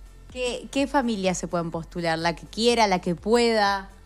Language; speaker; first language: Spanish; native; Spanish